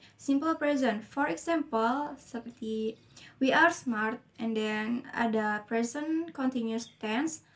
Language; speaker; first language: English; non-native, learner; Indonesian